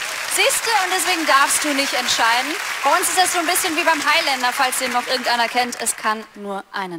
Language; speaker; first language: German; native; German